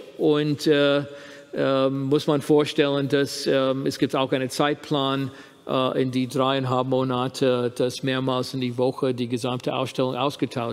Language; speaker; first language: German; non-native, fluent; English